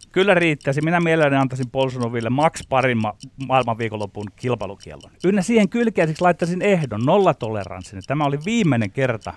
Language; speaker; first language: Finnish; native; Finnish